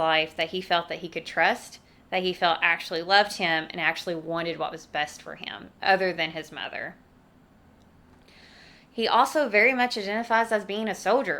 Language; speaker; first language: English; native; English